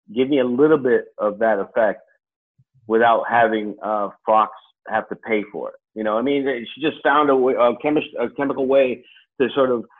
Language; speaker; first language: English; early bilingual, other home language; Filipino